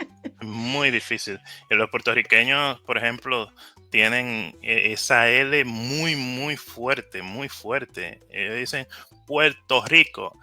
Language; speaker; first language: Spanish; native; Spanish